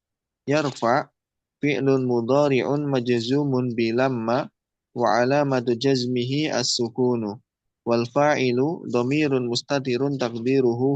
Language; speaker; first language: Arabic; non-native, learner; Indonesian